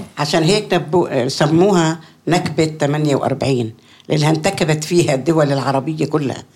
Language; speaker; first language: Arabic; native; Arabic